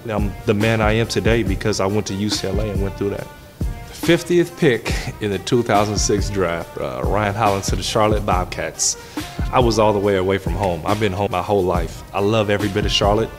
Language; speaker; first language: English; native; English